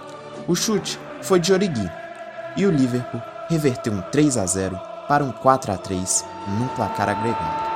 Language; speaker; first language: Portuguese; native; Portuguese